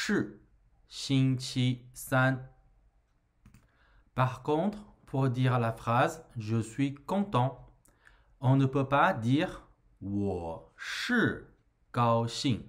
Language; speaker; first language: French; non-native, fluent; Chinese